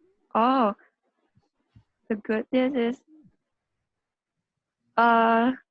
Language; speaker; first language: English; non-native, learner; Indonesian